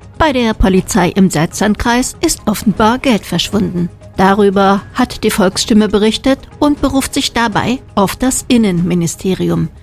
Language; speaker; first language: German; native; German